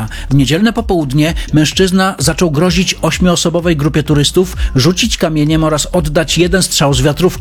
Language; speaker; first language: Polish; native; Polish